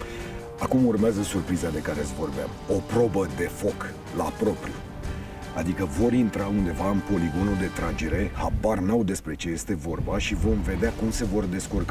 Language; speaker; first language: Romanian; native; Romanian